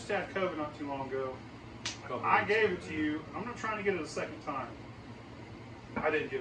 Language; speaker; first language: English; native; English